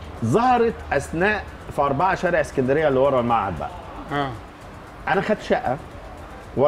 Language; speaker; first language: Arabic; native; Arabic